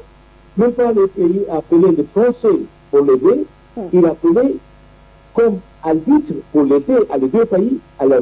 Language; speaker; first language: French; non-native, learner; Arabic